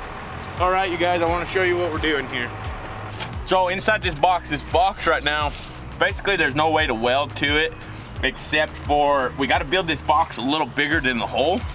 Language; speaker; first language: English; native; English